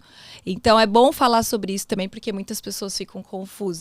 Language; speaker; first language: Portuguese; native; Portuguese